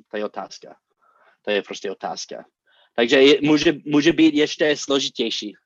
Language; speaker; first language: Czech; non-native, fluent; English